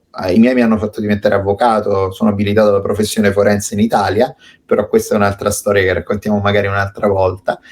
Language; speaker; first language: Italian; native; Italian